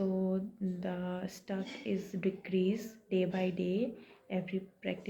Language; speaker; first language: English; non-native, learner; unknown